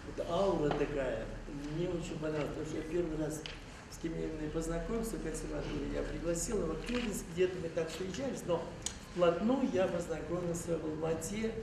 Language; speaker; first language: Russian; non-native, local second language; Kazakh